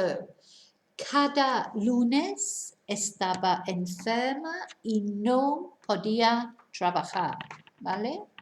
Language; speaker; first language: Spanish; non-native, fluent; English